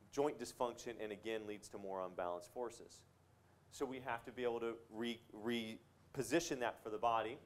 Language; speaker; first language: English; native; English